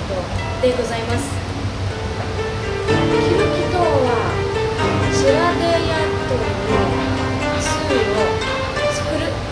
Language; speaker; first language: Japanese; non-native, learner; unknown